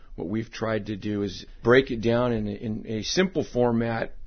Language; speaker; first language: English; native; English